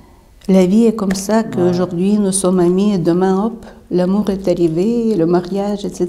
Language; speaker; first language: French; non-native, fluent; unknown